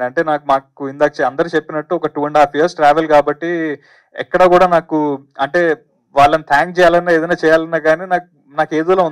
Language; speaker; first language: Telugu; native; Telugu